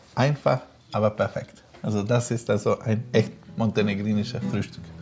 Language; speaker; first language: German; non-native, fluent; Serbian